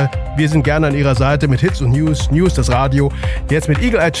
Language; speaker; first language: German; native; German